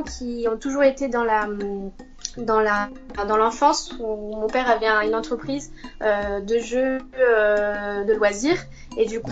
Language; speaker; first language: French; native; French